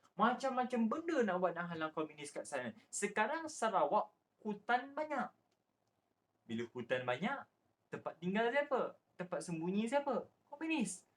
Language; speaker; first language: Malay; native; Malay